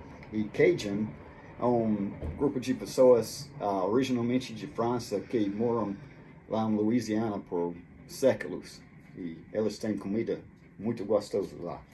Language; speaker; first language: Portuguese; non-native, fluent; English